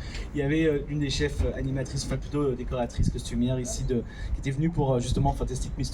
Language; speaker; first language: French; native; French